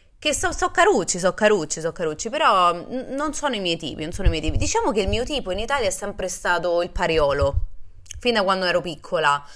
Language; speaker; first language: Italian; native; Italian